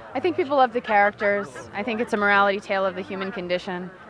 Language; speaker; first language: English; native; English